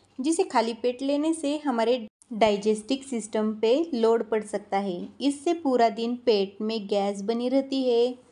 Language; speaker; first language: Hindi; non-native, local second language; Marathi